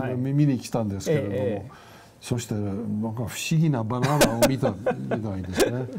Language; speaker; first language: Japanese; non-native, fluent; English